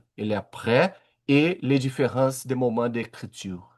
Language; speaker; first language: French; non-native, learner; Portuguese